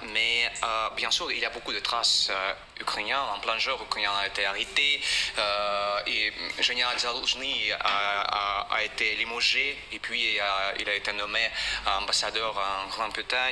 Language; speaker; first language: French; non-native, fluent; Russian